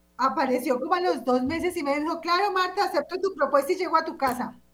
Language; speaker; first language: Spanish; native; Spanish